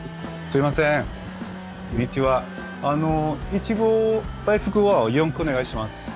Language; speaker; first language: Japanese; non-native, learner; Spanish